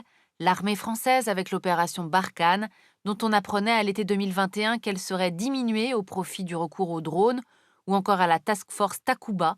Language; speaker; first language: French; native; French